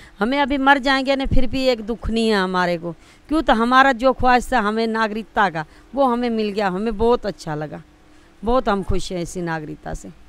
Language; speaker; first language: Urdu; non-native, local second language; Sindhi